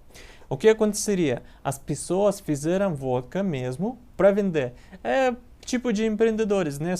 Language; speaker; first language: Portuguese; non-native, learner; Russian